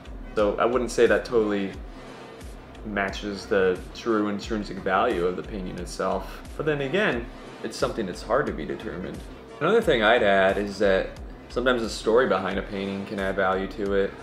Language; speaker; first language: English; native; English